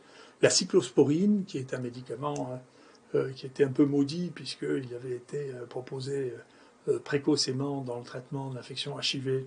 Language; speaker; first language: French; native; French